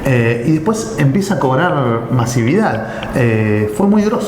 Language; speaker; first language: Spanish; native; Spanish